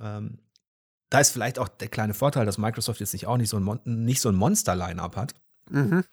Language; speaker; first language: German; native; German